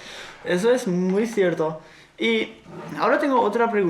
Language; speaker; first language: Spanish; non-native, fluent; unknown